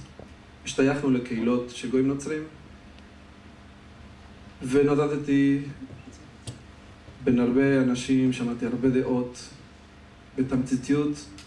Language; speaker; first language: Hebrew; non-native, fluent; Spanish